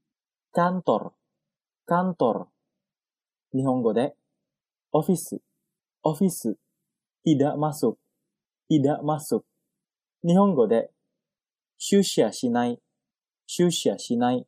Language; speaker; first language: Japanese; non-native, fluent; Indonesian